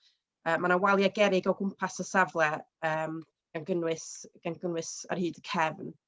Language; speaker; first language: Welsh; native; Welsh